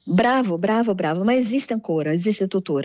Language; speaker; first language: Italian; non-native, fluent; Portuguese